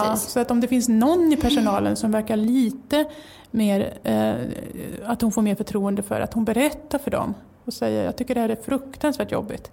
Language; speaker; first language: Swedish; native; Swedish